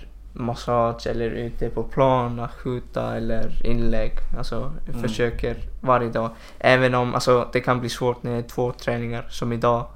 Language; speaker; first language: Swedish; non-native, fluent; Icelandic